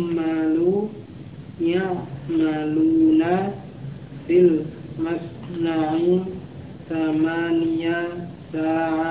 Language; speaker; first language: Arabic; non-native, learner; Indonesian